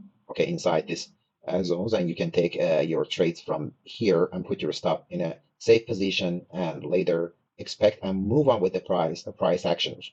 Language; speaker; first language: English; non-native, fluent; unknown